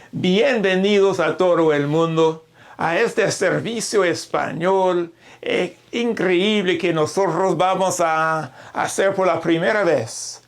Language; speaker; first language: Spanish; non-native, learner; English